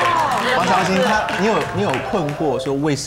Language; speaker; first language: Chinese; native; Chinese